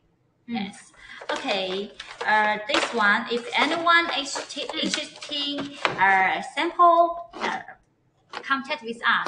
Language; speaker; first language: English; non-native, learner; Chinese